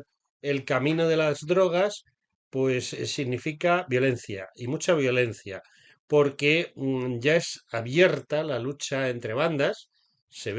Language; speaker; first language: Spanish; native; Spanish